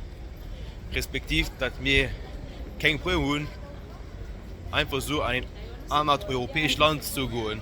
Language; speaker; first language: German; non-native, local second language; Luxembourgish